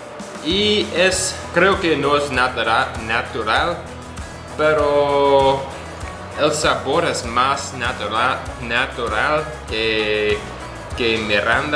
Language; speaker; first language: Spanish; non-native, learner; English